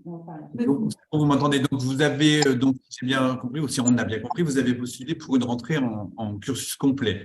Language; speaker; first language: French; native; French